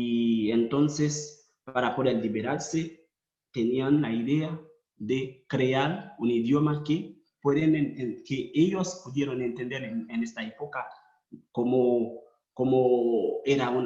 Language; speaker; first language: Spanish; non-native, fluent; Haitian Creole